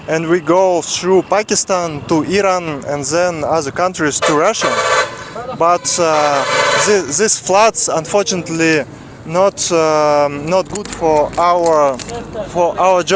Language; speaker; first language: English; non-native, learner; Russian